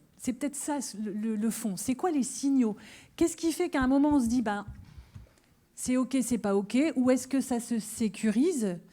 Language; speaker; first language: French; native; French